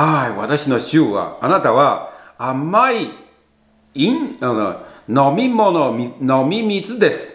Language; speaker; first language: Japanese; non-native, fluent; Chinese